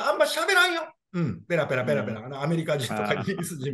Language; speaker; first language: Japanese; native; Japanese